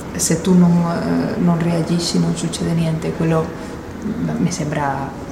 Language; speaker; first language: Italian; non-native, learner; Spanish